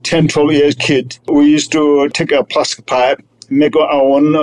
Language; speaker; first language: English; non-native, local second language; Sherpa